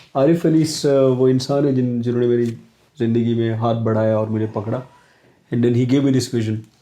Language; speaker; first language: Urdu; non-native, local second language; Punjabi